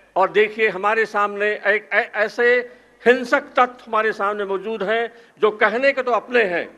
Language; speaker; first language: Hindi; native; Hindi